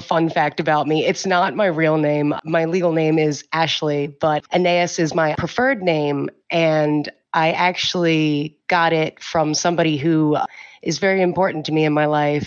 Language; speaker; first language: English; native; English